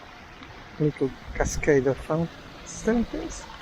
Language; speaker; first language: English; non-native, fluent; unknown